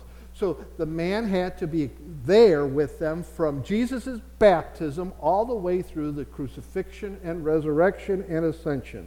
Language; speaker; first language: English; native; English